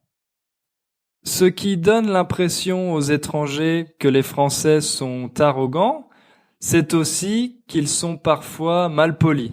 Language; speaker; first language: French; native; French